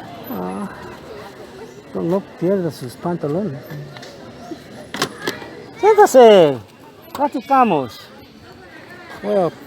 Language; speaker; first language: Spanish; non-native, learner; English